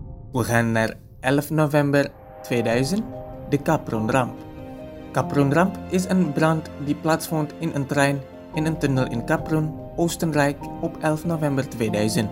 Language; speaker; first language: Dutch; non-native, fluent; Indonesian